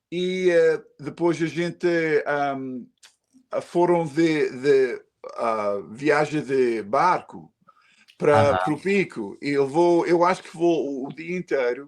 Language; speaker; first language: Portuguese; early bilingual, heritage; Portuguese